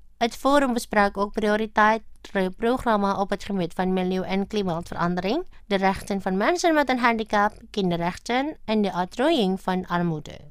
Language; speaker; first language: Dutch; non-native, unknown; Indonesian